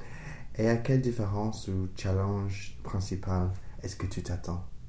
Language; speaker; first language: French; non-native, fluent; English